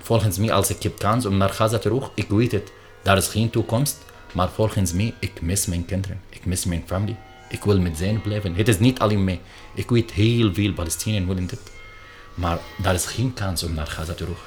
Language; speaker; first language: Dutch; non-native, learner; Arabic